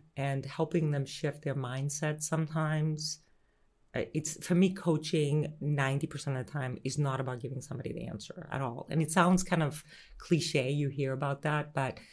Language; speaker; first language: English; early bilingual, other home language; Greek